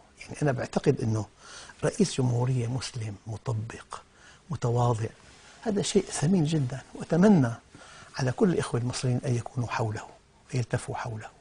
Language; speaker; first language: Arabic; native; Arabic